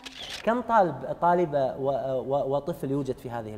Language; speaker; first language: Arabic; native; Arabic